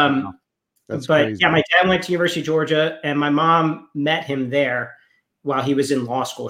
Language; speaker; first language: English; native; English